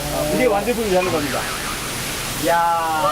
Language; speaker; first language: Korean; native; Korean